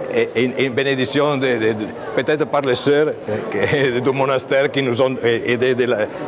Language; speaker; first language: French; non-native, fluent; Italian